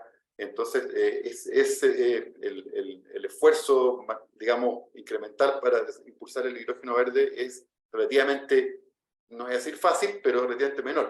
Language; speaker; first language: Spanish; native; Spanish